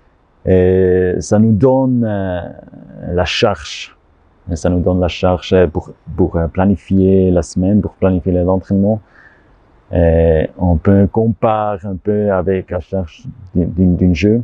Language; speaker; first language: French; non-native, learner; German